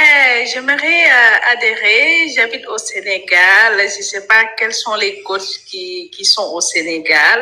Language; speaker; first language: French; non-native, local second language; Wolof